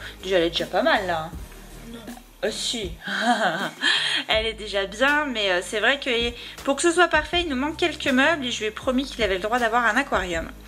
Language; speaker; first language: French; native; French